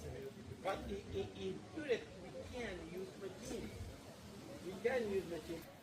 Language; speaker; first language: English; non-native, learner; Spanish